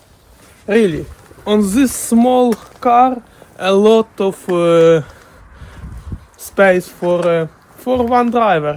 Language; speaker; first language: English; non-native, learner; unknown